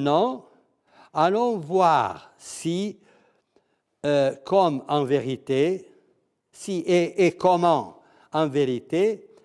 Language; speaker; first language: French; non-native, fluent; Italian